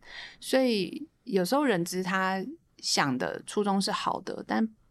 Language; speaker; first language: Chinese; native; Chinese